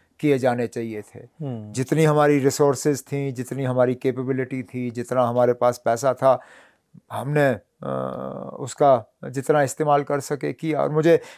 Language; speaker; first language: Hindi; non-native, local second language; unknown